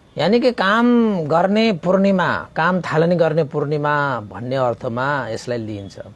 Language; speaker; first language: Nepali; non-native, local second language; Newari